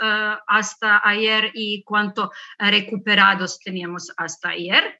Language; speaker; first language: Spanish; non-native, learner; Croatian